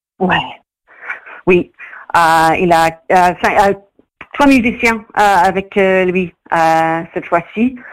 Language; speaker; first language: French; non-native, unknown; English